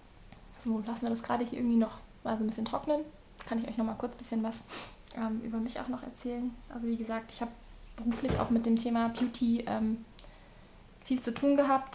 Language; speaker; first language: German; native; German